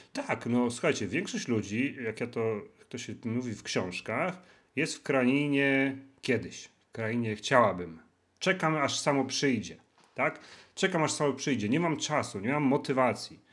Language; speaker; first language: Polish; native; Polish